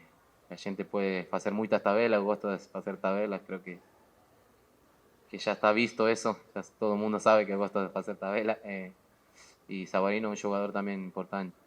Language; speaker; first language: Portuguese; non-native, learner; Spanish